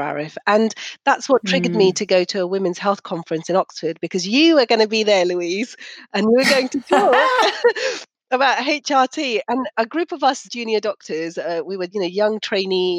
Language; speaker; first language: English; early bilingual, other home language; Punjabi